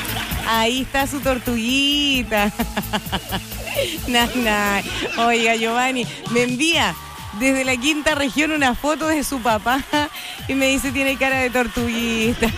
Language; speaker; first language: Spanish; native; Spanish